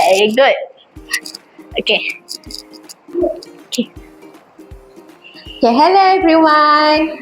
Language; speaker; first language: English; non-native, local second language; Malay